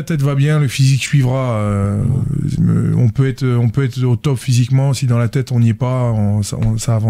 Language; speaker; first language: French; native; French